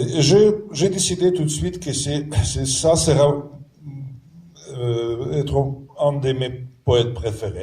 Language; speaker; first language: French; non-native, fluent; Russian